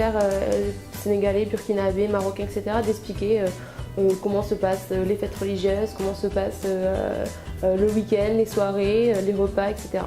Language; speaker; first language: French; native; French